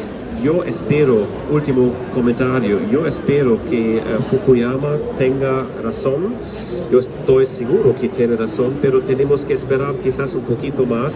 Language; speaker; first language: Spanish; non-native, fluent; German